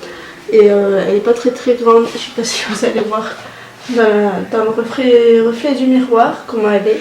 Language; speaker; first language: French; native; French